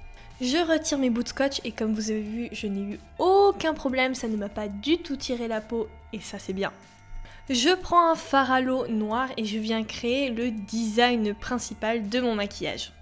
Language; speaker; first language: French; native; French